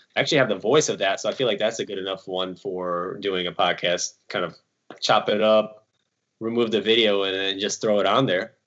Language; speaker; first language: English; early bilingual, other home language; Ukrainian